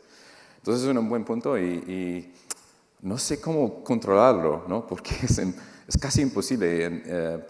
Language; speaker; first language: Spanish; non-native, fluent; English